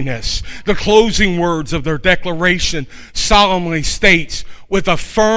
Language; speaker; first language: English; native; English